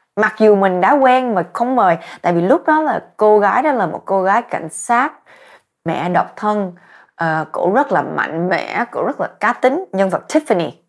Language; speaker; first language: Vietnamese; early bilingual, heritage; Vietnamese